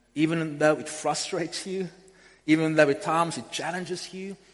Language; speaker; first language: English; non-native, local second language; Afrikaans